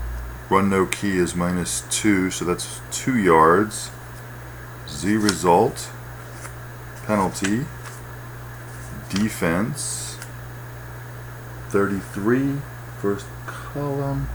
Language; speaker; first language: English; native; English